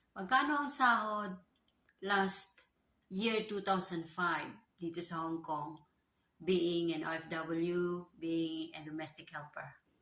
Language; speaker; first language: Filipino; native; Filipino